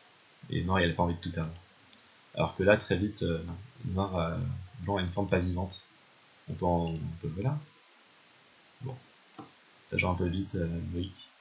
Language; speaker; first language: French; native; French